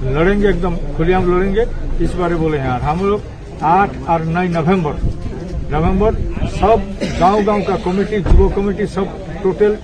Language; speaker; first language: Hindi; non-native, local second language; Bangla